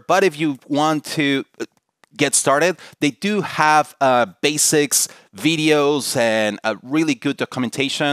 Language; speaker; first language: English; non-native, fluent; Spanish